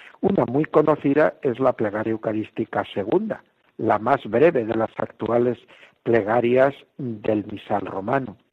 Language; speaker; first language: Spanish; native; Spanish